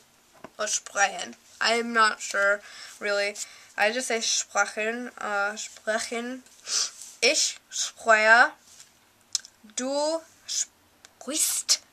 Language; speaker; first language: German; non-native, learner; English